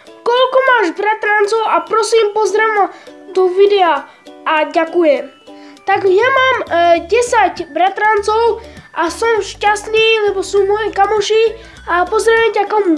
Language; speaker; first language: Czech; non-native, learner; Slovak